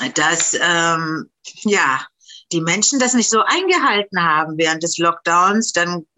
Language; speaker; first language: German; non-native, fluent; Romanian